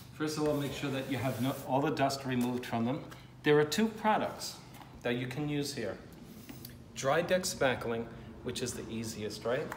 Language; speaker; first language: English; native; English